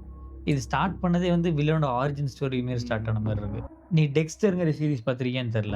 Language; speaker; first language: Tamil; native; Tamil